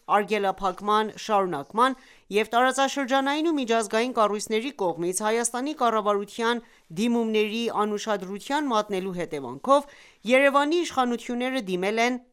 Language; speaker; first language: Armenian; early bilingual, heritage; Armenian